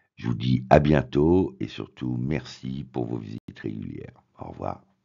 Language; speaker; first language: French; native; French